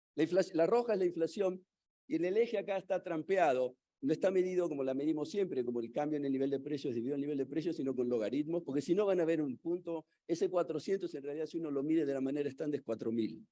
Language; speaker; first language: Spanish; native; Spanish